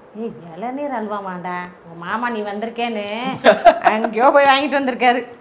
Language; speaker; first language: Tamil; native; Tamil